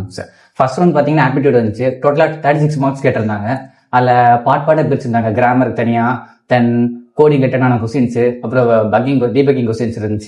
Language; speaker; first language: Tamil; native; Tamil